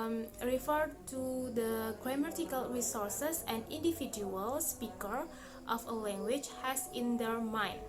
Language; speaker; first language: English; non-native, learner; Indonesian